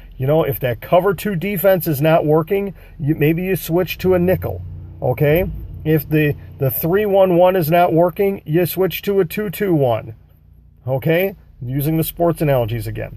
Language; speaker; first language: English; native; English